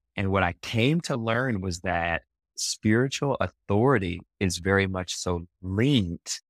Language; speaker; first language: English; native; English